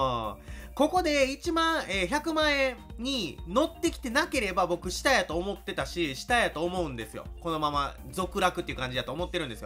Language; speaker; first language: Japanese; native; Japanese